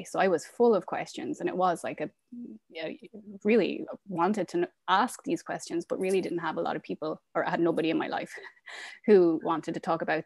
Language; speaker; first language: English; native; English